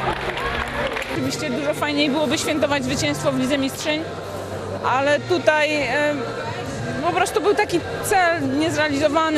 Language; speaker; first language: Polish; native; Polish